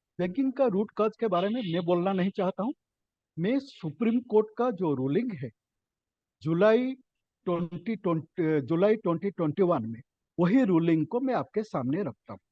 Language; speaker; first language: Hindi; non-native, local second language; Odia